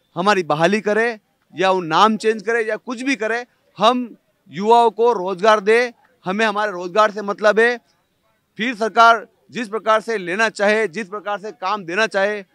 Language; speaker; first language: Hindi; native; Hindi